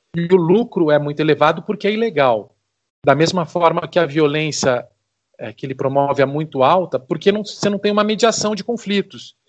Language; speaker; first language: Portuguese; native; Portuguese